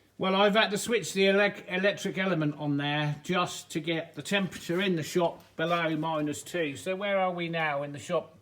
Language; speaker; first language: English; native; English